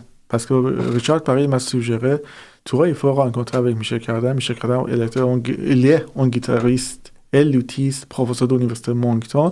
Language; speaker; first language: French; non-native, fluent; Persian